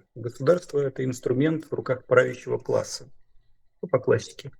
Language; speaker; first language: Russian; native; Russian